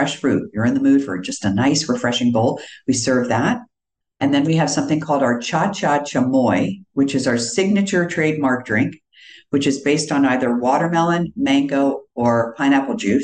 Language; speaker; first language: English; native; English